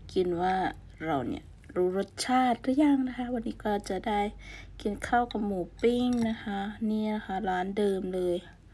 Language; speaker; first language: Thai; non-native, local second language; Northeastern Thai